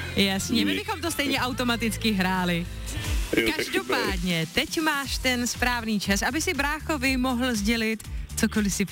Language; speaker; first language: Czech; native; Czech